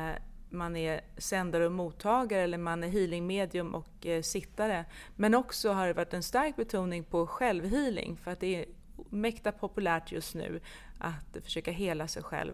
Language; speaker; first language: Swedish; native; Swedish